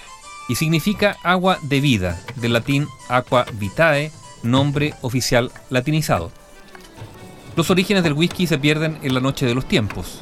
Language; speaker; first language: Spanish; native; Spanish